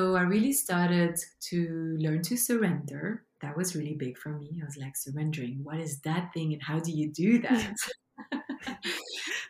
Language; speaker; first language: English; non-native, fluent; French